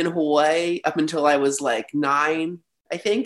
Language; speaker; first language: English; native; English